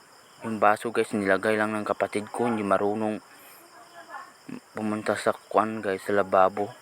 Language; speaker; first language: Filipino; non-native, local second language; Cebuano